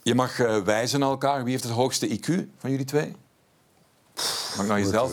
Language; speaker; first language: Dutch; native; Dutch